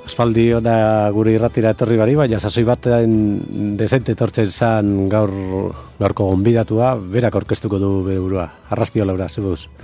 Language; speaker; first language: Basque; native; Basque